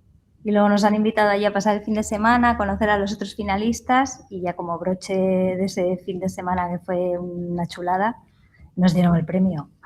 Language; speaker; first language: Spanish; native; Spanish